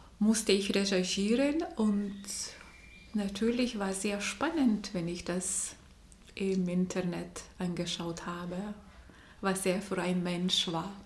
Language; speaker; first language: German; non-native, fluent; Lithuanian